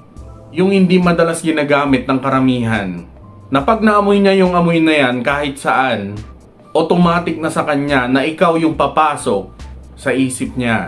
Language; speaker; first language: Filipino; native; Filipino